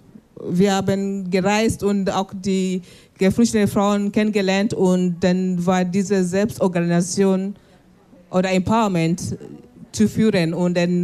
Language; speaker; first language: German; non-native, learner; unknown